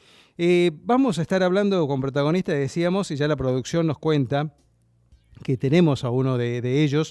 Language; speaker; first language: Spanish; native; Spanish